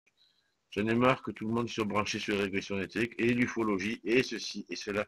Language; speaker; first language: French; native; French